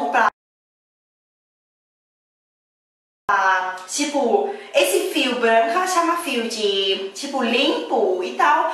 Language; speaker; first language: Portuguese; non-native, learner; Thai